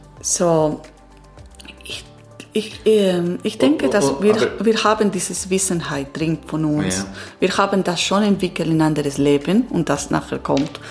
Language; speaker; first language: German; non-native, learner; Italian